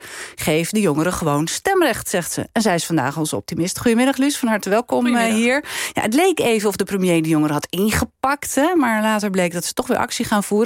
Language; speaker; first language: Dutch; native; Dutch